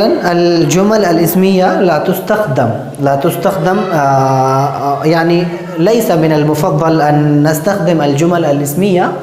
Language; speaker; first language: Arabic; non-native, fluent; Urdu